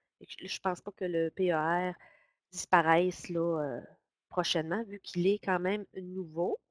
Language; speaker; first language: French; native; French